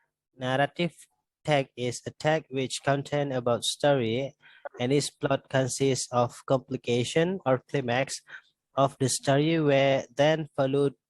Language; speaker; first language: English; non-native, learner; Indonesian